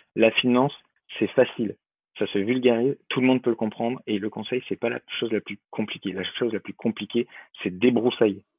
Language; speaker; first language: French; native; French